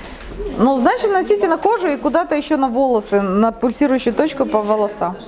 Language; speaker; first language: Russian; native; Russian